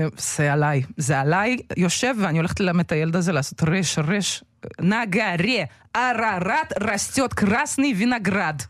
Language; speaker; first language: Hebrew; early bilingual, other home language; Russian